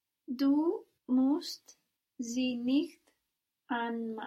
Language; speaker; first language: German; non-native, learner; English